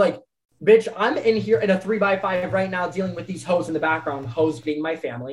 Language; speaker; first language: English; native; English